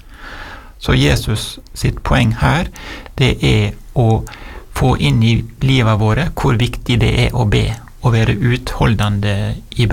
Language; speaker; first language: Norwegian; native; Norwegian